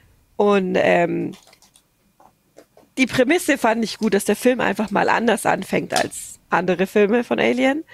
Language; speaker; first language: German; native; German